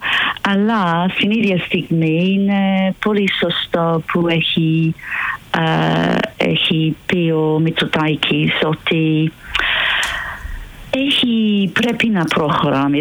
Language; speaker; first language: Greek; non-native, fluent; English